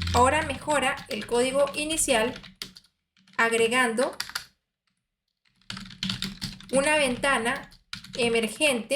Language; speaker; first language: Spanish; native; Spanish